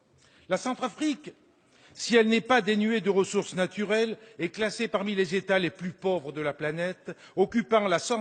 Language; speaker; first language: French; native; French